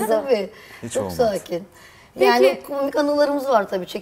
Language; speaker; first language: Turkish; native; Turkish